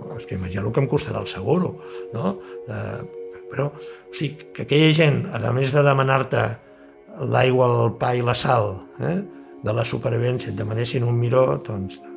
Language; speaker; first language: Catalan; native; Catalan